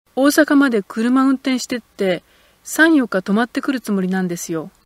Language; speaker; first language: Japanese; native; Japanese